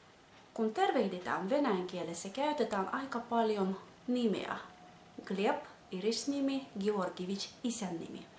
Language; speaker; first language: Finnish; non-native, fluent; Russian